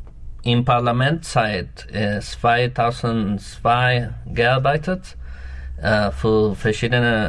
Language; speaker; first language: German; non-native, learner; Spanish